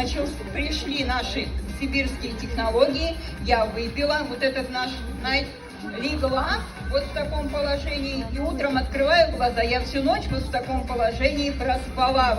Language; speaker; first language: Russian; native; Russian